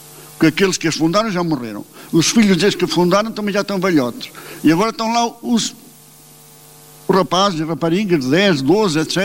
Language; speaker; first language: Portuguese; native; Portuguese